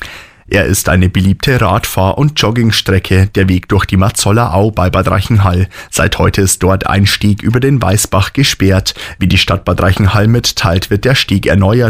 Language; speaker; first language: German; native; German